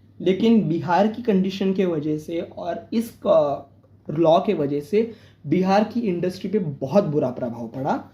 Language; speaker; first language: Hindi; non-native, local second language; Marathi